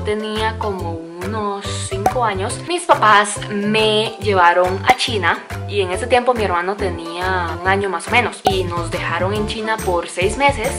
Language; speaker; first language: Spanish; early bilingual, other home language; Cantonese